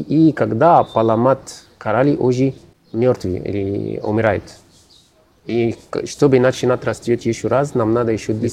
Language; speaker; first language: Russian; non-native, learner; Arabic